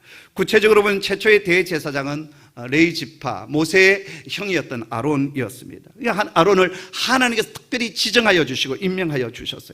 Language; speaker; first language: Korean; native; Korean